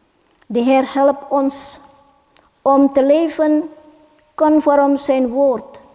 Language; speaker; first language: Dutch; non-native, fluent; Indonesian